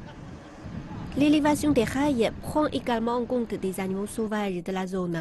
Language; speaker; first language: French; non-native, fluent; Chinese